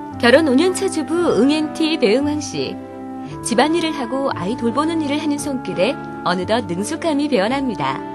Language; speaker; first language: Korean; native; Korean